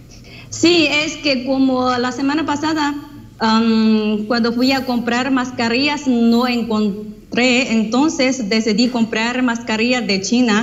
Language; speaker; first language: Spanish; non-native, fluent; Chinese